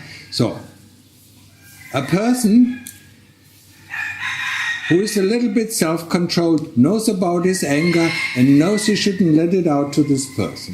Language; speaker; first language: English; non-native, fluent; German